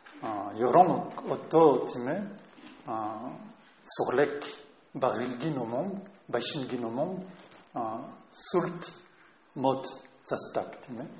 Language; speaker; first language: Mongolian; non-native, fluent; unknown